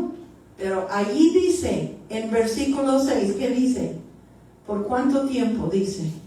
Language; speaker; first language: Spanish; early bilingual, heritage; Spanish